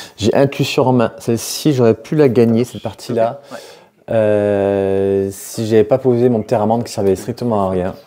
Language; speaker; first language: French; native; French